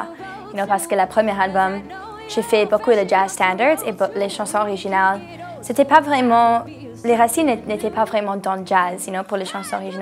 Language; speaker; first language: French; non-native, local second language; English